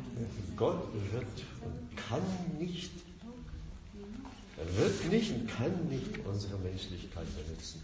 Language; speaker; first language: German; non-native, fluent; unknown